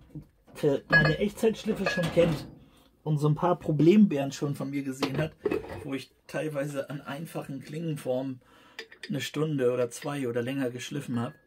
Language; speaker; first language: German; native; German